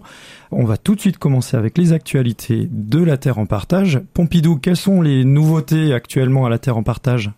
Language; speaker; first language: French; native; French